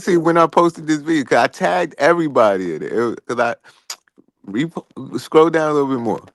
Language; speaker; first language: English; native; English